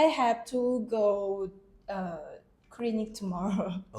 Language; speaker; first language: English; non-native, learner; Thai